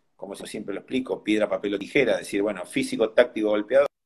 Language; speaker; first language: Spanish; native; Spanish